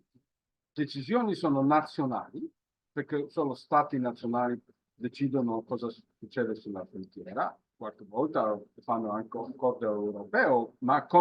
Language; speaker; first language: Italian; non-native, fluent; Polish